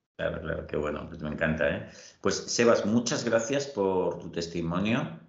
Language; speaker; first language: Spanish; native; Spanish